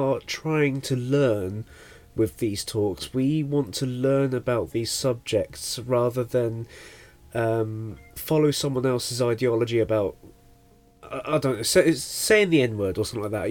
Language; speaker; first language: English; native; English